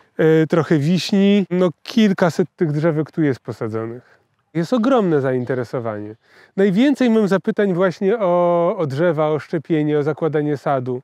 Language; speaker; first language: Polish; native; Polish